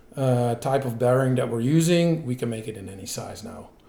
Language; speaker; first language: English; non-native, fluent; Dutch